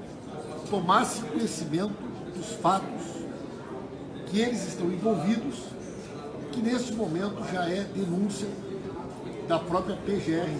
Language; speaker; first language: Portuguese; native; Portuguese